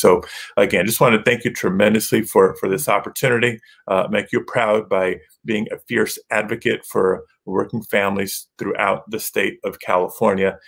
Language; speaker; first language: English; early bilingual, other home language; Spanish